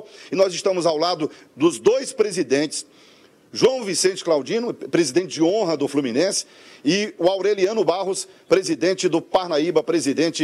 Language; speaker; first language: Portuguese; native; Portuguese